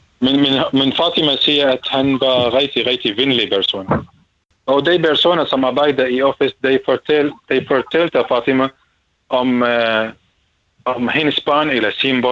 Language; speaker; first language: Danish; non-native, learner; Arabic